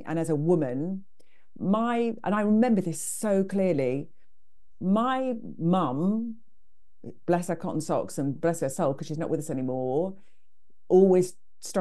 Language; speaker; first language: English; native; English